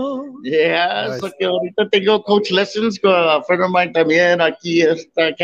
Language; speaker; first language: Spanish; early bilingual, heritage; Spanish